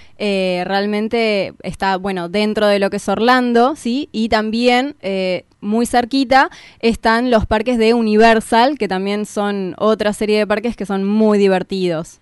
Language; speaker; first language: Spanish; native; Spanish